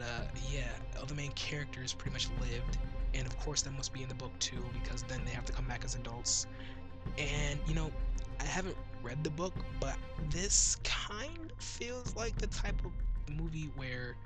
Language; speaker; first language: English; native; English